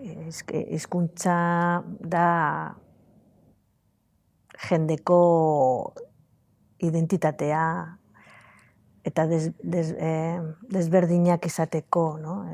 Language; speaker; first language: Basque; non-native, learner; Spanish